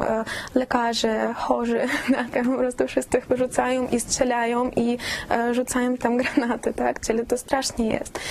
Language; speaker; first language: Polish; non-native, fluent; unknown